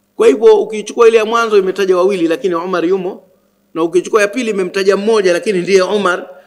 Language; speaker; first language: Swahili; native; Swahili